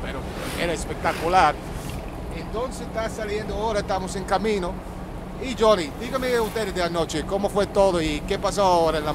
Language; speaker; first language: Spanish; non-native, learner; English